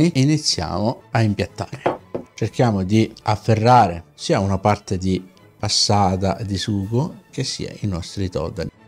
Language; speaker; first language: Italian; native; Italian